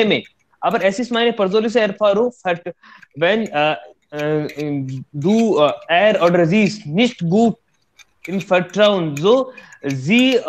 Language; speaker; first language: German; non-native, learner; Hindi